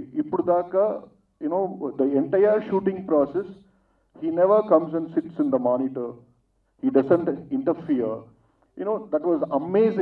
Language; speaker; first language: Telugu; non-native, fluent; Tamil